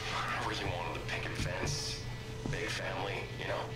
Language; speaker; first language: English; native; English